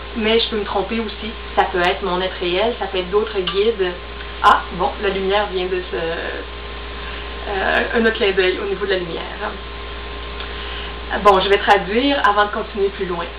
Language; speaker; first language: French; native; French